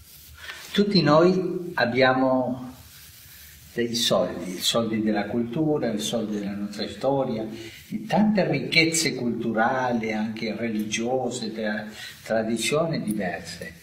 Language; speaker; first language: Italian; non-native, fluent; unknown